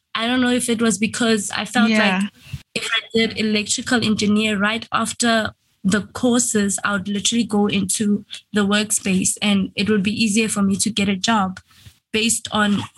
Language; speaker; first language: English; non-native, local second language; Venda